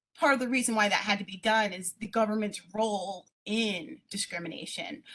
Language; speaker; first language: English; native; English